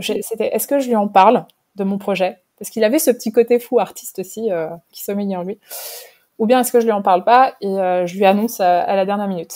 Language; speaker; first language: French; native; French